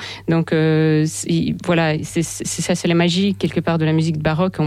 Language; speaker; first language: French; non-native, fluent; Russian